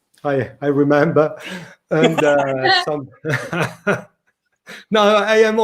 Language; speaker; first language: English; non-native, learner; French